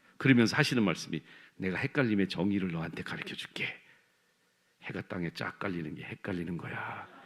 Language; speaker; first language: Korean; native; Korean